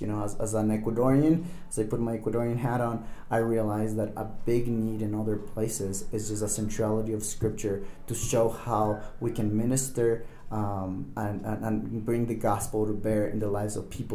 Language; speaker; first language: English; non-native, fluent; Spanish